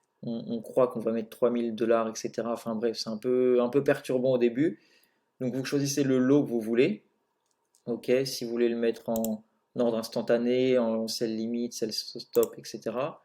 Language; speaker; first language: French; native; French